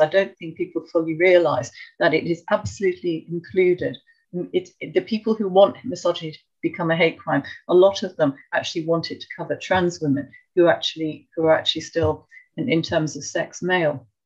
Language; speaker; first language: English; native; English